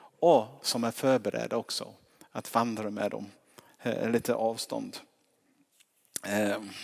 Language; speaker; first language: Swedish; non-native, fluent; English